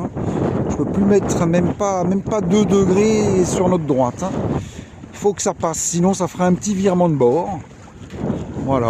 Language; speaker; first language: French; native; French